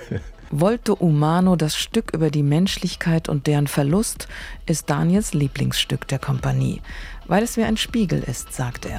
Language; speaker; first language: German; native; German